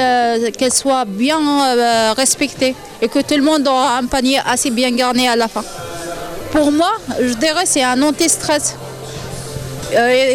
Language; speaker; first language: French; non-native, local second language; Arabic